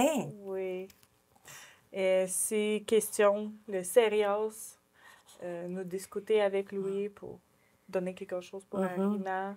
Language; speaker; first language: French; non-native, learner; Ukrainian